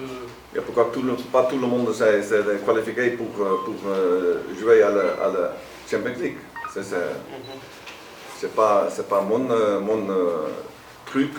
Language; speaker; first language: French; non-native, learner; Dutch